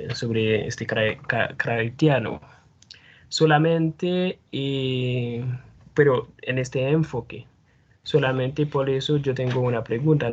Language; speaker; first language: Spanish; non-native, fluent; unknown